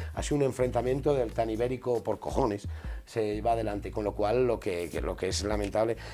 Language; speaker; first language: Spanish; native; Spanish